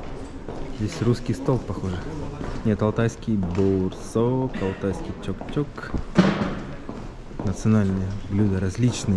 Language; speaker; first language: Russian; native; Russian